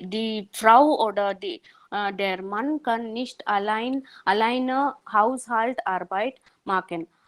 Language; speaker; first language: German; non-native, learner; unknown